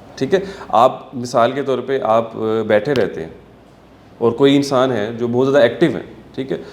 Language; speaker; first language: Urdu; native; Urdu